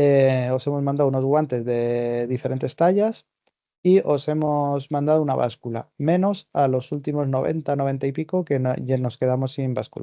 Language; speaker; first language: Spanish; native; Spanish